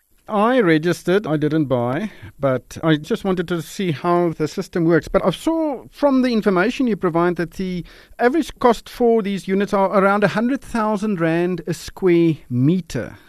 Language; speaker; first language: English; non-native, local second language; Afrikaans